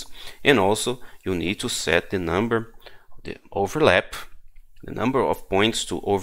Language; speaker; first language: English; non-native, fluent; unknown